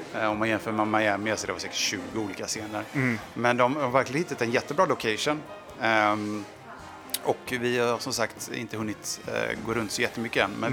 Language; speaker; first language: Swedish; native; Swedish